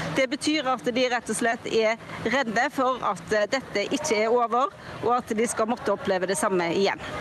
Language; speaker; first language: Norwegian; native; Norwegian